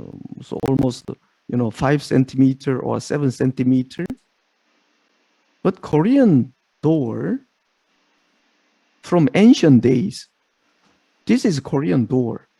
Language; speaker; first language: English; non-native, fluent; Korean